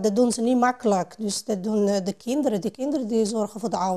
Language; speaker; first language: Dutch; non-native, fluent; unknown